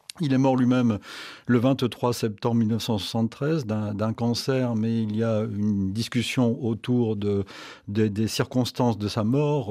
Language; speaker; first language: French; native; French